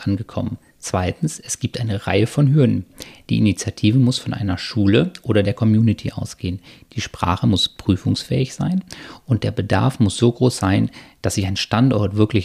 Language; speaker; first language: German; native; German